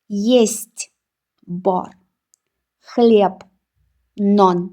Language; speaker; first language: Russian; non-native, fluent; Uzbek